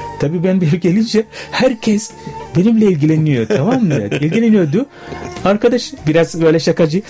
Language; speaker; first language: Turkish; non-native, fluent; Arabic